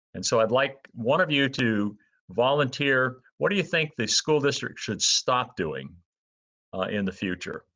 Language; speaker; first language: English; native; English